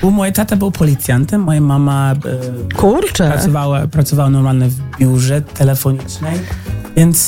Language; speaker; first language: Polish; early bilingual, heritage; English